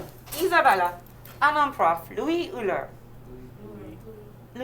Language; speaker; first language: French; non-native, fluent; English